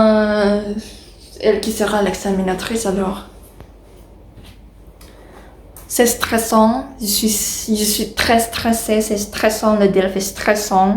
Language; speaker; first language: French; non-native, learner; Indonesian